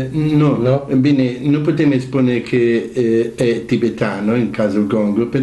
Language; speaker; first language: Romanian; non-native, learner; Italian